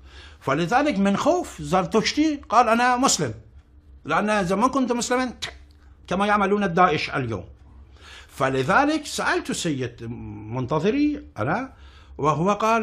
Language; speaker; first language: Arabic; non-native, fluent; Persian